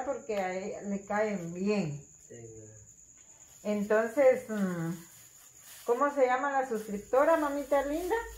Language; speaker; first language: Spanish; native; Spanish